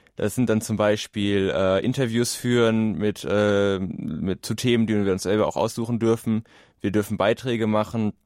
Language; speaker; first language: German; native; German